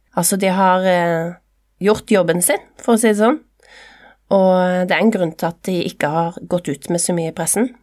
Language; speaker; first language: Norwegian; native; Norwegian